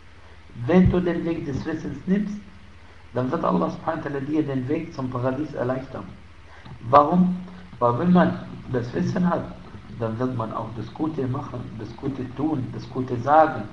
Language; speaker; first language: German; non-native, fluent; Arabic